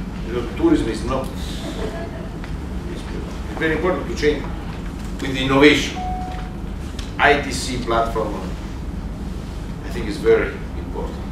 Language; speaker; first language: English; non-native, learner; Italian